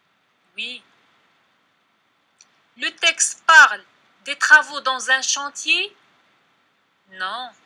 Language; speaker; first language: French; non-native, local second language; Arabic